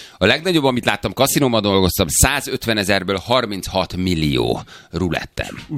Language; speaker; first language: Hungarian; native; Hungarian